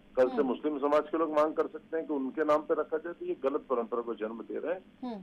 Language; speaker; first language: Hindi; native; Hindi